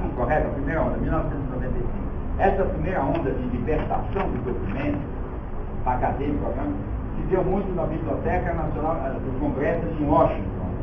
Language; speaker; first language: Portuguese; early bilingual, other home language; Yiddish